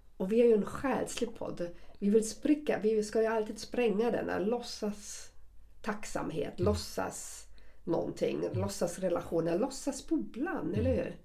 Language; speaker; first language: Swedish; non-native, fluent; German